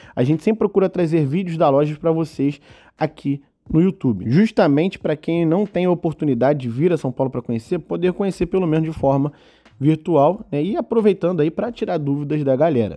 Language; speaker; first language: Portuguese; native; Portuguese